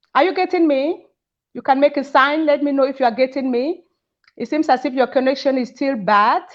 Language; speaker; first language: English; non-native, local second language; French